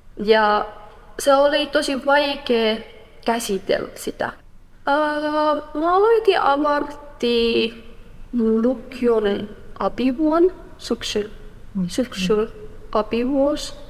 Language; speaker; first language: Finnish; non-native, fluent; Persian